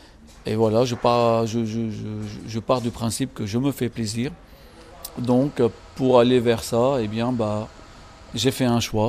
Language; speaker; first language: French; non-native, local second language; Arabic